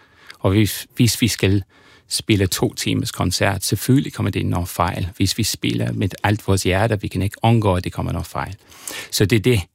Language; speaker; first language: Danish; non-native, fluent; German